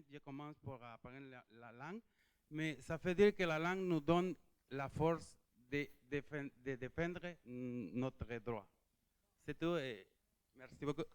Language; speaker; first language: French; non-native, learner; Spanish